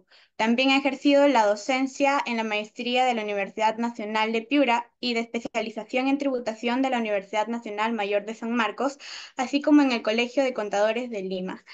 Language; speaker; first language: Spanish; native; Spanish